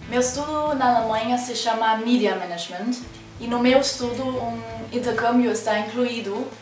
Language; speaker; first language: Portuguese; non-native, fluent; German